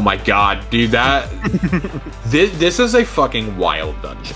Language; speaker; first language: English; native; English